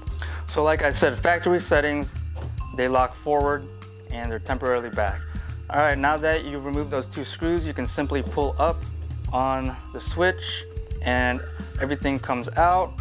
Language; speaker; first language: English; native; English